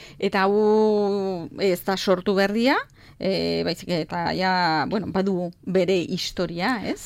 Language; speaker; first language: Basque; native; Basque